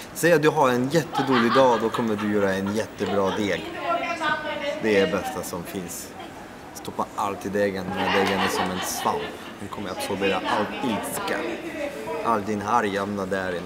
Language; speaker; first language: Swedish; non-native, fluent; French